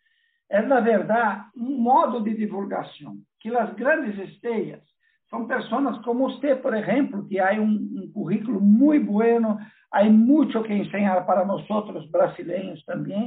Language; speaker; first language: Spanish; non-native, learner; Portuguese